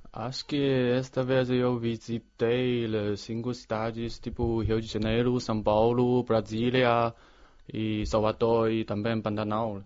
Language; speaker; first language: Portuguese; non-native, learner; Chinese